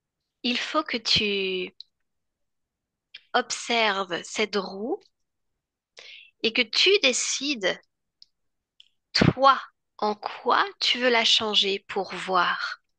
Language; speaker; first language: French; native; French